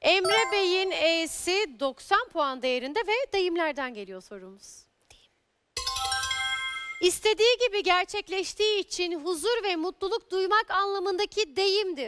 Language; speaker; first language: Turkish; native; Turkish